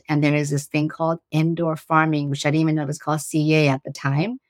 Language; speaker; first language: English; early bilingual, other home language; Persian